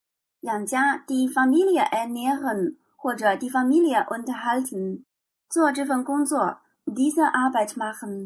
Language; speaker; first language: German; non-native, fluent; Chinese